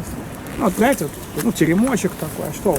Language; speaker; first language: Russian; native; Russian